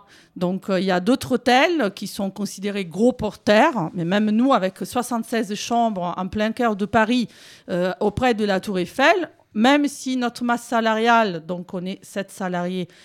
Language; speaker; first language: French; native; French